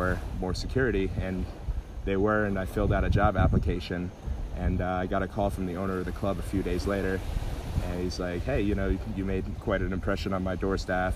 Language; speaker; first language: English; native; English